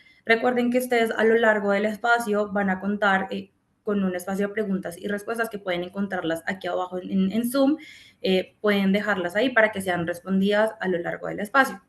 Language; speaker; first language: Spanish; native; Spanish